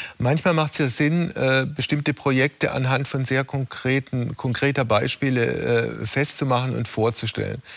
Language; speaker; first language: German; native; German